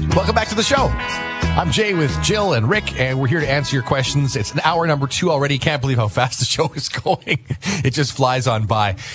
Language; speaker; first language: English; native; English